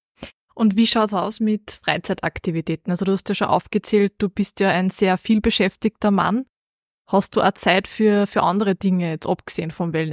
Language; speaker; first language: German; native; German